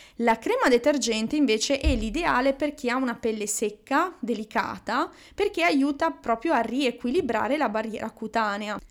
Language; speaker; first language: Italian; native; Italian